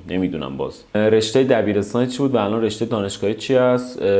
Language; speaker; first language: Persian; native; Persian